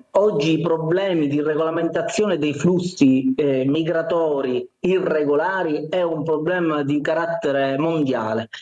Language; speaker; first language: Italian; native; Italian